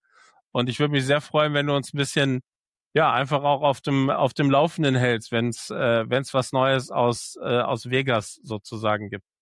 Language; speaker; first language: German; native; German